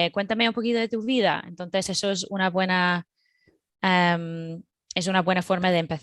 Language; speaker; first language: Spanish; non-native, fluent; English